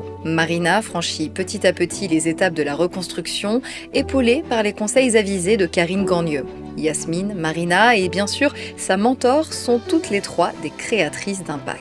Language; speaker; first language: French; native; French